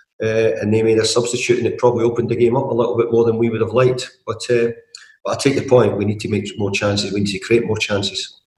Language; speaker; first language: English; native; English